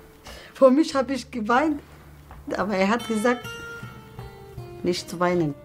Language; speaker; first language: German; non-native, learner; Somali